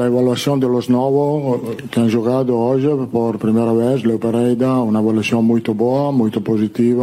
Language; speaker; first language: Portuguese; non-native, fluent; Italian